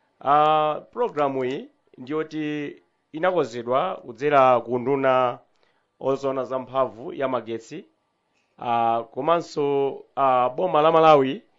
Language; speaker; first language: Nyanja; native; Nyanja